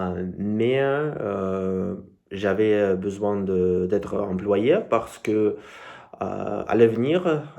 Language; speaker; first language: French; non-native, learner; Russian